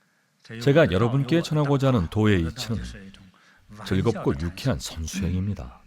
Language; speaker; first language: Korean; native; Korean